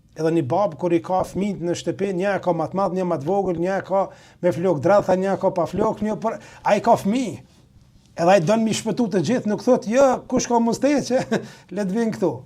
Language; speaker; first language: Albanian; native; Albanian